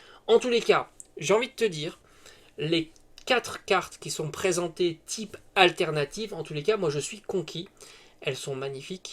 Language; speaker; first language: French; native; French